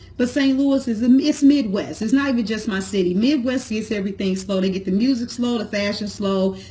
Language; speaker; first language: English; native; English